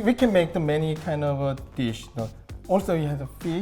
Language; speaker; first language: English; non-native, learner; Korean